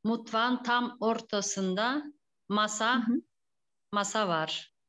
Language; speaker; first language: Turkish; non-native, learner; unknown